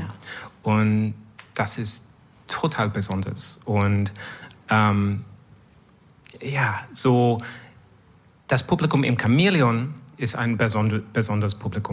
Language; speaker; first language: German; non-native, learner; English